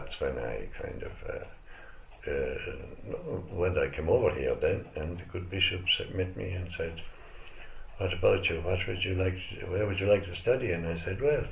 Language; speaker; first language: English; native; English